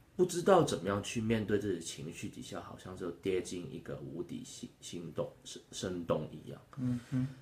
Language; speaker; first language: Chinese; non-native, local second language; Cantonese